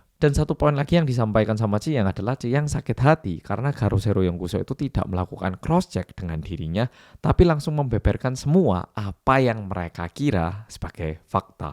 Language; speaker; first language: Indonesian; early bilingual, other home language; Korean